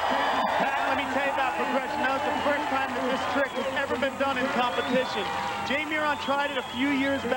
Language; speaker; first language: English; native; English